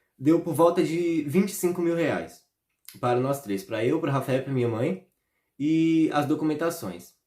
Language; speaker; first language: Portuguese; native; Portuguese